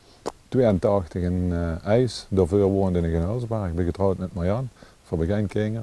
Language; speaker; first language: Dutch; native; Dutch